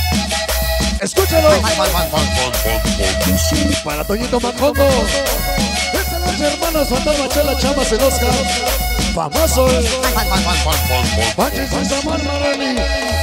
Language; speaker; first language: Spanish; native; Spanish